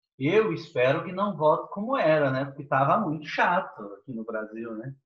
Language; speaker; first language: Portuguese; native; Portuguese